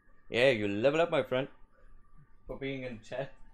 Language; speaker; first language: English; non-native, fluent; German